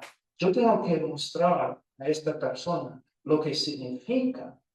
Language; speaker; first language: Spanish; non-native, fluent; English